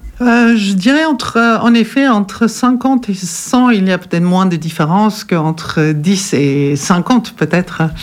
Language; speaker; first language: French; non-native, fluent; German